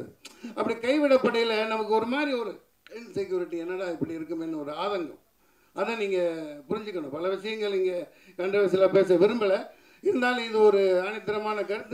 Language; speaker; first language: Tamil; native; Tamil